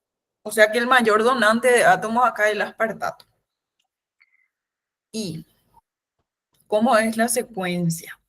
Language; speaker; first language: Spanish; native; Spanish